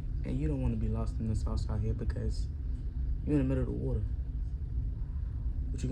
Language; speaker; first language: English; native; English